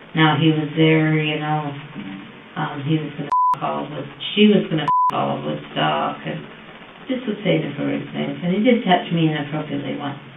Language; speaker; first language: English; native; English